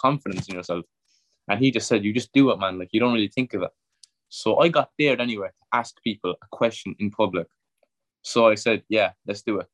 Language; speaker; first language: English; native; English